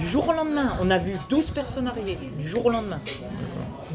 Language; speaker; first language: French; native; French